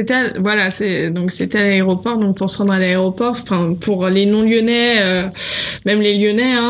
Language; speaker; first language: French; native; French